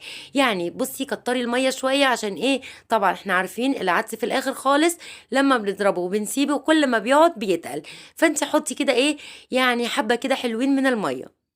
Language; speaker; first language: Arabic; native; Arabic